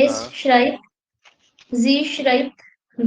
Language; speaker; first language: German; non-native, learner; Hindi